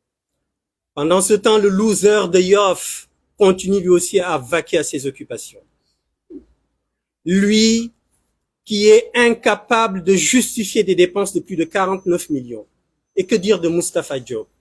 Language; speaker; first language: French; non-native, local second language; Wolof